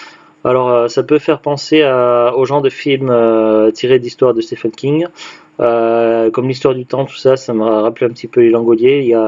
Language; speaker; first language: French; native; French